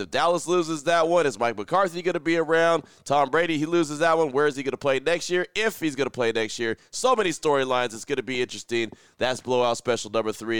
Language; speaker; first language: English; native; English